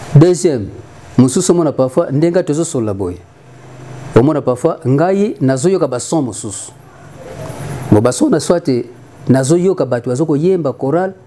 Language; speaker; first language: Lingala; non-native, local second language; Kituba (Democratic Republic of Congo)